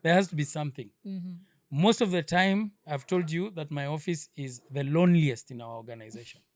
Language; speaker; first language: English; non-native, local second language; Swahili